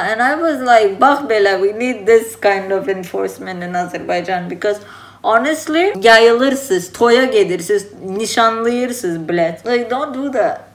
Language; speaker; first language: English; early bilingual, heritage; English